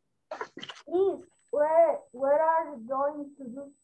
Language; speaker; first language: English; non-native, learner; Spanish